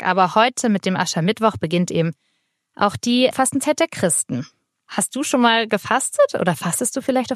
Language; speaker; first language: German; native; German